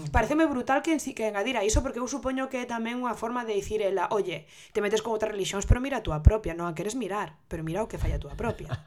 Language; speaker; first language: Galician; non-native, local second language; Spanish